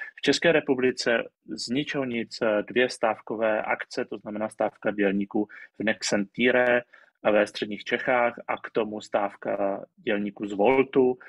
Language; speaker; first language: Czech; native; Czech